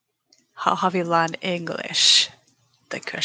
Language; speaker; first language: English; non-native, learner; Japanese